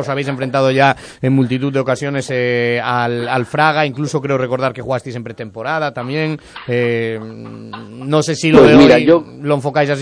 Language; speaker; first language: Spanish; native; Spanish